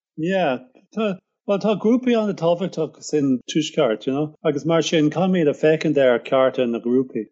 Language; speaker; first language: Irish; non-native, local second language; English